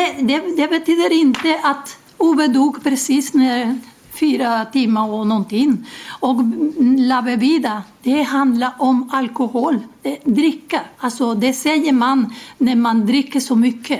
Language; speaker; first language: Swedish; non-native, learner; Spanish